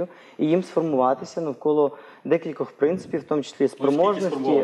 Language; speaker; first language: Ukrainian; native; Ukrainian